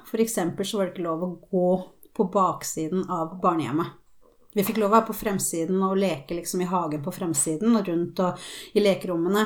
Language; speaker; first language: Norwegian; early bilingual, other home language; Spanish